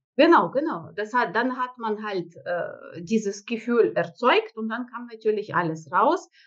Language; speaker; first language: German; non-native, fluent; Russian